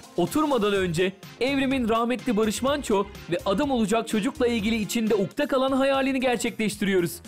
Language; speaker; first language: Turkish; native; Turkish